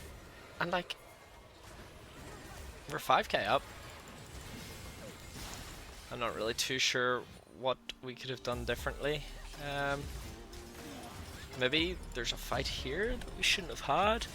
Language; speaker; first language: English; native; English